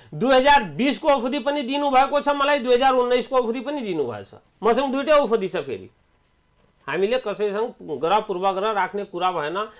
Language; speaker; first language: Nepali; non-native, local second language; Awadhi